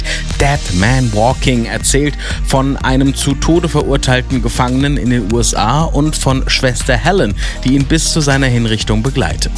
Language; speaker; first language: German; native; German